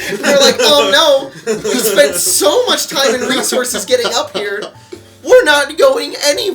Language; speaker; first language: English; native; English